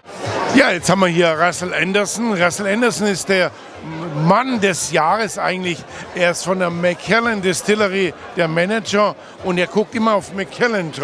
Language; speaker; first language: German; native; German